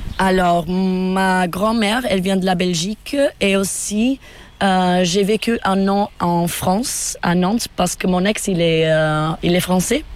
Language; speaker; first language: French; non-native, fluent; Portuguese